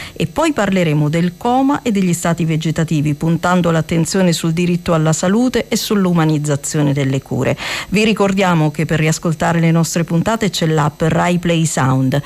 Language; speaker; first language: Italian; native; Italian